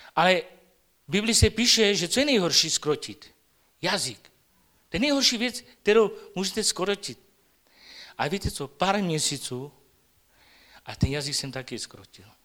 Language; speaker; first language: Czech; non-native, local second language; Romany